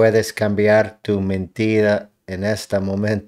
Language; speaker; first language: Spanish; non-native, learner; English